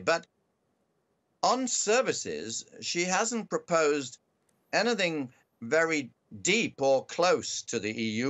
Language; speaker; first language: English; native; English